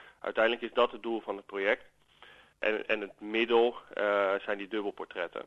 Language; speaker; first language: Dutch; native; Dutch